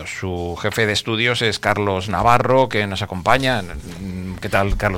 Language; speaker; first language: Spanish; native; Spanish